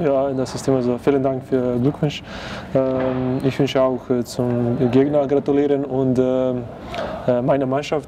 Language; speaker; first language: German; non-native, fluent; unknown